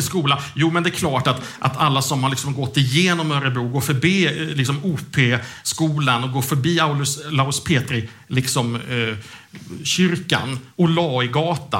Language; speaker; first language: Swedish; native; Swedish